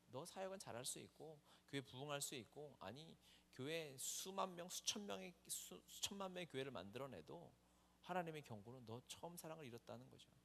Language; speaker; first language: Korean; native; Korean